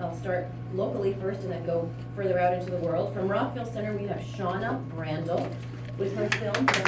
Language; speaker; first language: English; native; English